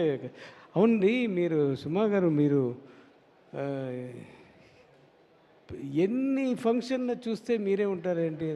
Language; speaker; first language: Telugu; non-native, learner; Tamil